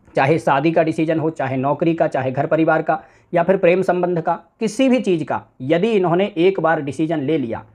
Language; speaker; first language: Hindi; native; Hindi